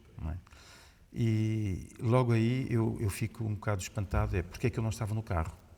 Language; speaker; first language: Portuguese; native; Portuguese